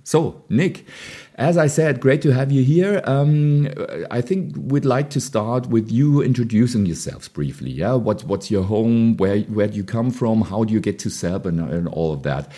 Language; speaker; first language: English; non-native, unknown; German